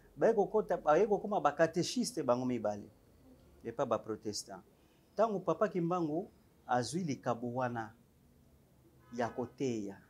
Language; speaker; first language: Lingala; non-native, local second language; Kongo